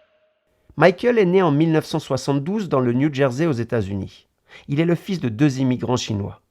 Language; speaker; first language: French; native; French